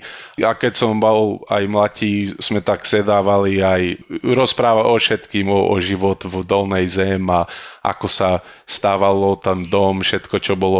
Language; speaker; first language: Slovak; early bilingual, heritage; Slovak